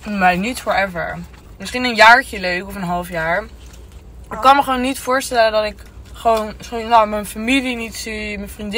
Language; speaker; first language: Dutch; native; Dutch